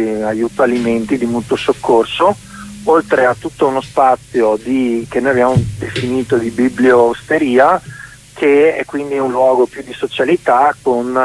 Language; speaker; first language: Italian; native; Italian